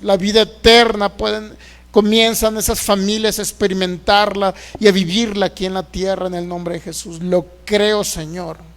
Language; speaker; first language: Spanish; native; Spanish